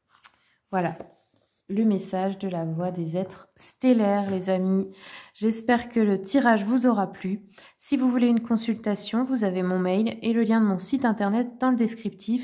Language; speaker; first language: French; native; French